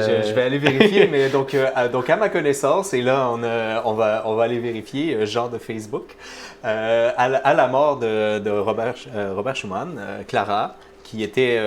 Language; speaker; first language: French; native; French